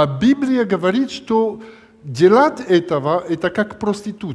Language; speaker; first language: Russian; non-native, learner; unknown